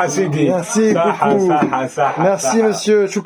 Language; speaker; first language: French; native; French